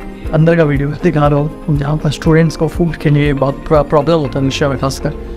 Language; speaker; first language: English; non-native, local second language; Hindi